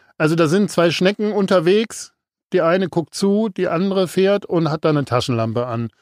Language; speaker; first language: German; native; German